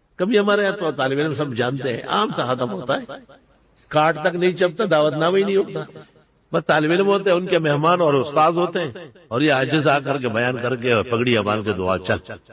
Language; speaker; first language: Urdu; non-native, local second language; Pashto